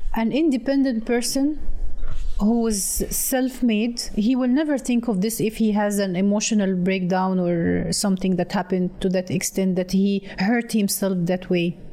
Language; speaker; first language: English; non-native, fluent; Arabic